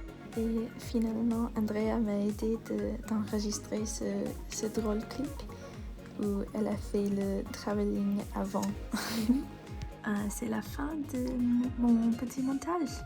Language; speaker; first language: French; non-native, learner; English